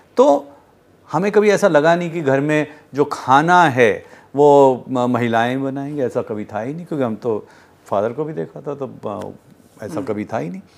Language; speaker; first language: Hindi; native; Hindi